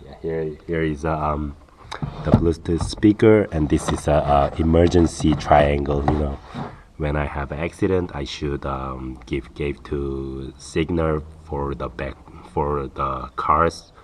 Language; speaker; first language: English; non-native, learner; Korean